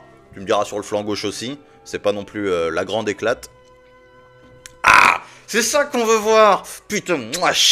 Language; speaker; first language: French; native; French